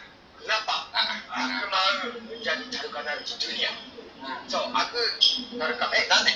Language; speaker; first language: Indonesian; non-native, learner; Japanese